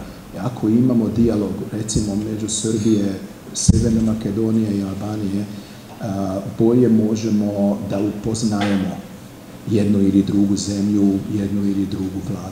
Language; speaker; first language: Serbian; non-native, fluent; Hungarian